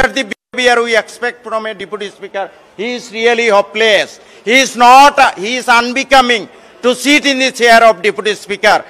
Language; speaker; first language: English; non-native, local second language; Assamese